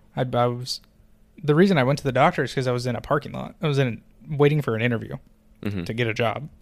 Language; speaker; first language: English; native; English